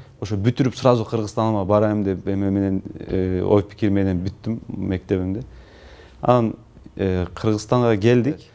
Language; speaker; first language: Kyrgyz; non-native, local second language; Turkish